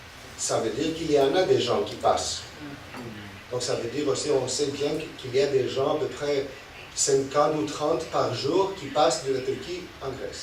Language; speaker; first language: French; non-native, fluent; Greek